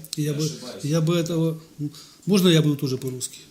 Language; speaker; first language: Ukrainian; non-native, local second language; Russian